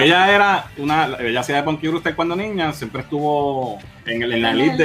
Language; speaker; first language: Spanish; native; Spanish